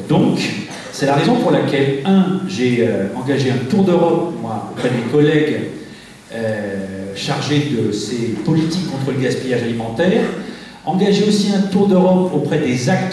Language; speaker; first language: French; native; French